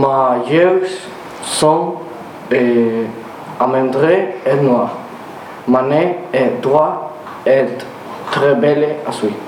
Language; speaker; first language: French; non-native, learner; Spanish